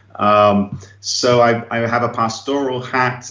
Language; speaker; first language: English; native; English